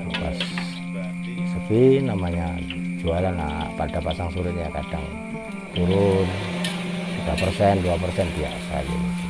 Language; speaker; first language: Indonesian; non-native, local second language; Javanese